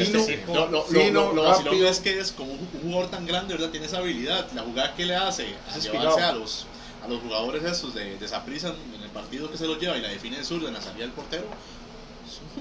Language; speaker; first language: Spanish; native; Spanish